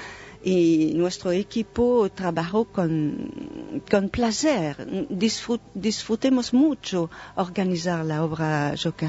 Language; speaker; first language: Spanish; non-native, fluent; French